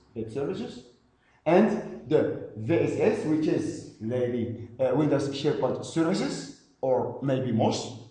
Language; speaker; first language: English; non-native, fluent; Arabic